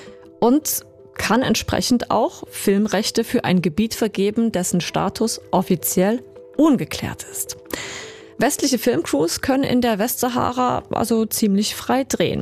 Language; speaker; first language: German; native; German